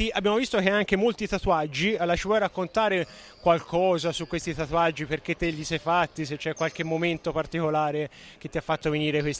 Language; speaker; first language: Italian; native; Italian